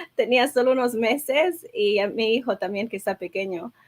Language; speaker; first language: Spanish; early bilingual, heritage; Spanish